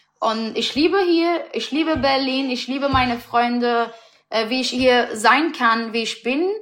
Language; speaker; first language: German; non-native, learner; Persian